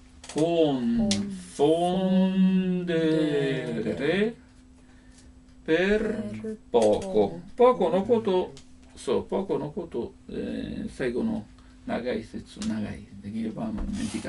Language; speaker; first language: Japanese; non-native, learner; Italian